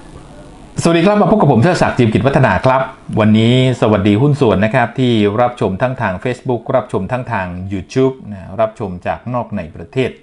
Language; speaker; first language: Thai; native; Thai